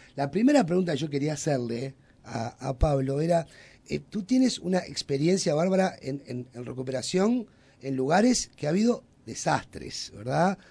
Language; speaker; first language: Spanish; native; Spanish